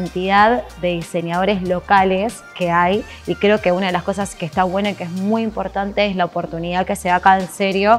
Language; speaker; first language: Spanish; native; Spanish